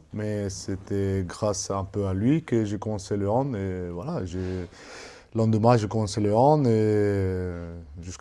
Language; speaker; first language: French; non-native, fluent; Spanish